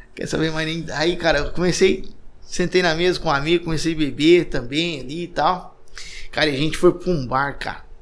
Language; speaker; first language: Portuguese; native; Portuguese